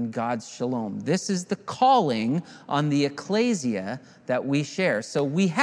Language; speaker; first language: English; native; English